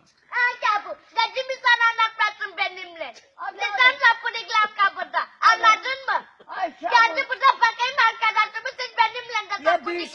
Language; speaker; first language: Turkish; native; Turkish